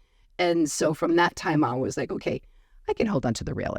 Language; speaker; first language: English; native; English